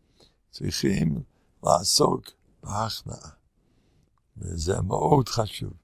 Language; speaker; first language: Hebrew; non-native, fluent; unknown